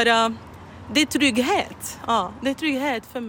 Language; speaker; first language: Swedish; non-native, fluent; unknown